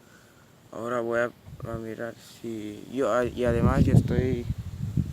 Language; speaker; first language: Spanish; non-native, local second language; Catalan